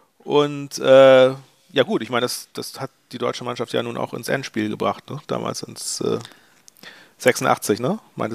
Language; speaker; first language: German; native; German